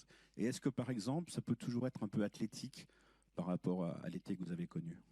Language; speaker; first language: French; native; French